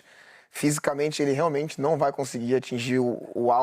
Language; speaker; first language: Portuguese; native; Portuguese